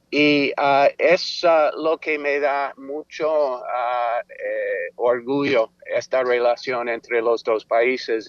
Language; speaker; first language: Spanish; non-native, fluent; English